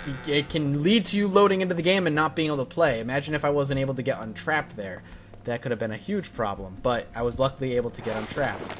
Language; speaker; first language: English; native; English